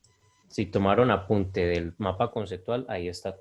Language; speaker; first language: Spanish; native; Spanish